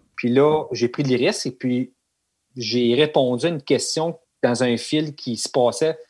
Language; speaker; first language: French; native; French